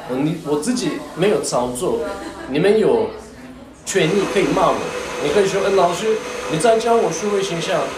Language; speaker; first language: Chinese; non-native, fluent; Turkish